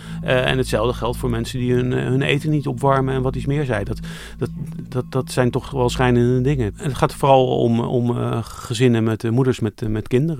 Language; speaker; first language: Dutch; native; Dutch